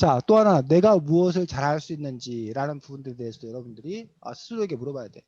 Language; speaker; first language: Korean; native; Korean